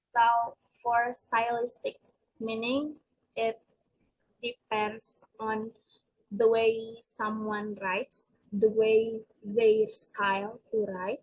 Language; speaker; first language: English; non-native, learner; Indonesian